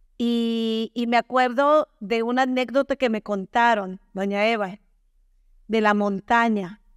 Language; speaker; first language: Spanish; native; Spanish